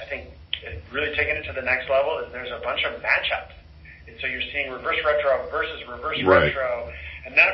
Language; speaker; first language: English; native; English